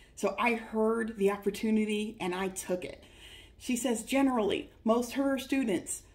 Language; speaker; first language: English; native; English